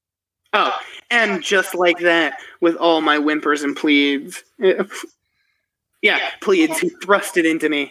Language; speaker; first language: English; native; English